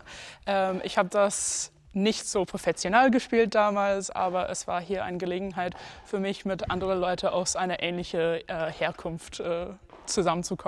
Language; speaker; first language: German; non-native, fluent; English